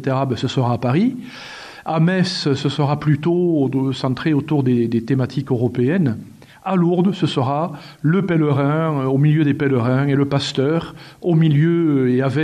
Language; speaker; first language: French; native; French